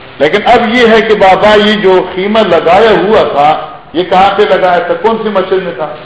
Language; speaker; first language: Urdu; non-native, local second language; Northern Hindko